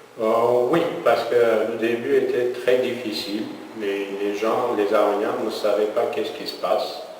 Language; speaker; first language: French; non-native, fluent; Armenian